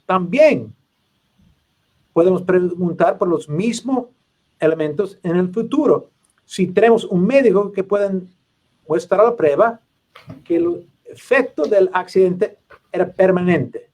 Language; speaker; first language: Spanish; non-native, learner; English